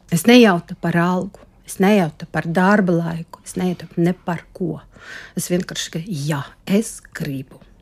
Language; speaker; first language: Latvian; non-native, local second language; Russian